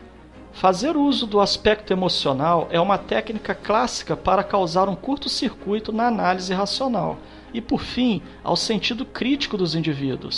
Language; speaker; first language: Portuguese; native; Portuguese